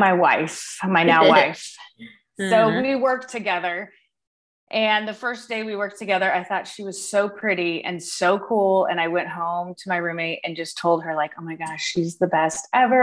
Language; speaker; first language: English; native; English